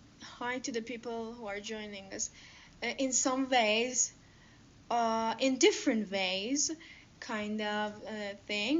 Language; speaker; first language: English; non-native, fluent; Persian